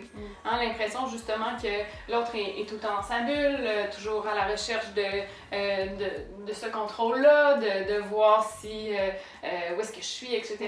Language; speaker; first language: French; native; French